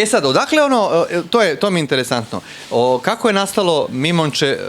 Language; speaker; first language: Bosnian; native; Bosnian